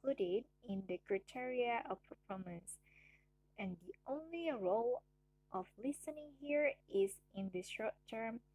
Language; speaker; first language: English; non-native, learner; Indonesian